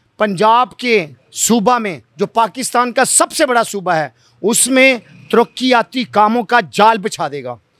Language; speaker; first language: Urdu; non-native, local second language; Punjabi